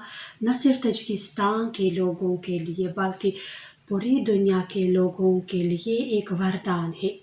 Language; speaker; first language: Hindi; non-native, fluent; Tajik